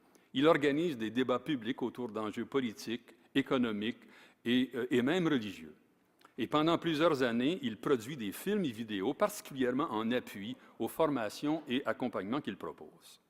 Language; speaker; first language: French; native; French